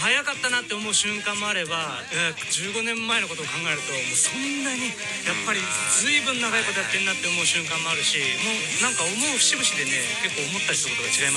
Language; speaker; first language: Japanese; native; Japanese